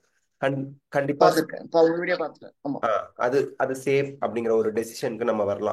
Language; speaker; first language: Tamil; native; Tamil